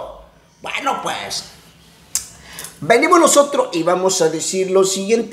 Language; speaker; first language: Spanish; native; Spanish